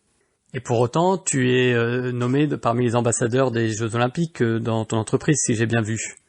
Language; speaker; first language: French; native; French